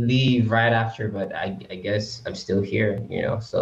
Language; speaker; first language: English; non-native, local second language; Yoruba